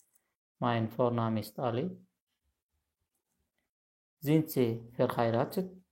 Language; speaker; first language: German; non-native, fluent; Turkmen